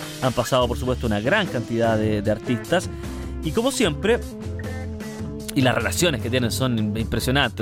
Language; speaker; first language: Spanish; native; Spanish